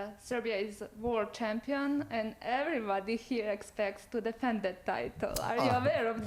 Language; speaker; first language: English; non-native, fluent; Serbian